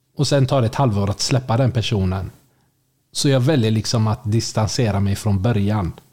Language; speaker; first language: Swedish; early bilingual, other home language; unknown